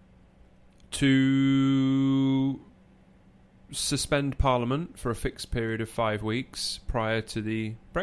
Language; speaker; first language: English; native; English